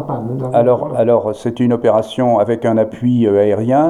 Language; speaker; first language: French; native; French